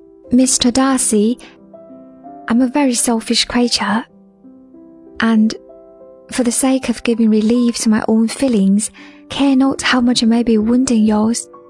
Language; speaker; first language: English; non-native, fluent; Chinese